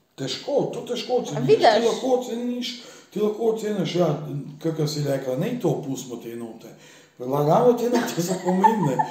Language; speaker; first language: Slovenian; early bilingual, other home language; Bosnian